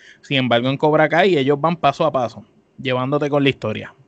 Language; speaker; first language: Spanish; native; Spanish